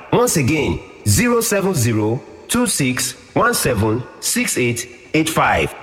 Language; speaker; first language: Nigerian Pidgin; native; Nigerian Pidgin